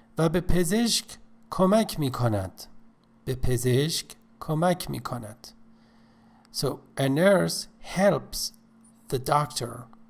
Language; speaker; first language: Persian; native; Persian